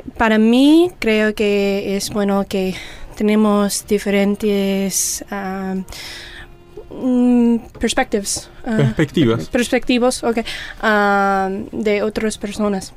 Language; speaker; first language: Spanish; non-native, learner; English